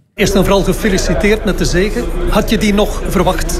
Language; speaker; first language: Dutch; native; Dutch